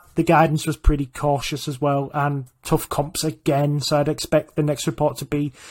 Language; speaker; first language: English; native; English